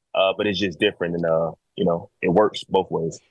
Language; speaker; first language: English; native; English